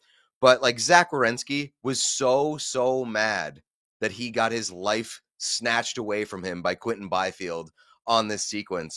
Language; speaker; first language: English; native; English